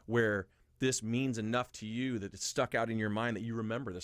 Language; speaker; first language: English; native; English